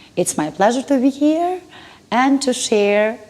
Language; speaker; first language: English; non-native, fluent; Albanian